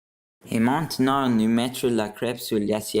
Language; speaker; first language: French; non-native, learner; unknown